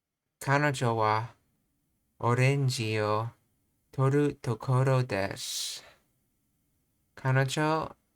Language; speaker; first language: Japanese; non-native, learner; English